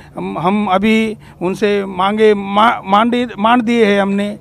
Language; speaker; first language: Hindi; non-native, local second language; Marathi